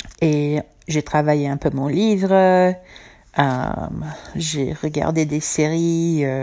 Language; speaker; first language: French; non-native, fluent; English